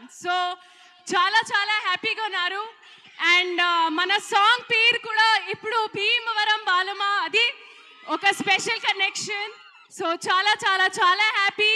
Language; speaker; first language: Telugu; non-native, local second language; Hindi